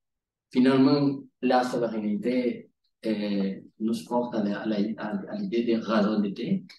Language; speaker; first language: French; non-native, learner; Spanish